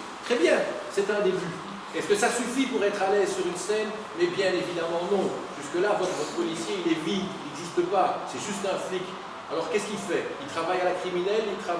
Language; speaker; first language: French; native; French